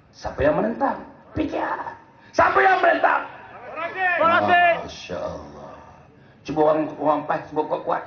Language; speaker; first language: Malay; native; Malay